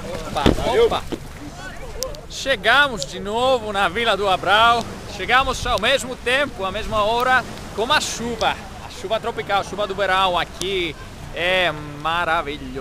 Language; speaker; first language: Portuguese; non-native, learner; Greek